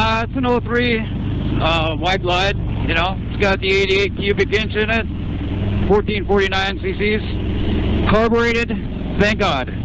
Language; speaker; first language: English; native; English